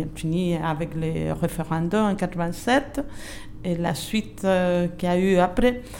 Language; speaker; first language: French; non-native, fluent; Spanish